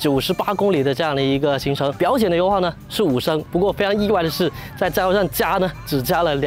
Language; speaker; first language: Chinese; native; Chinese